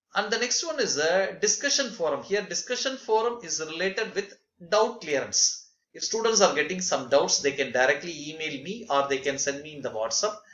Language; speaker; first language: English; non-native, local second language; Tamil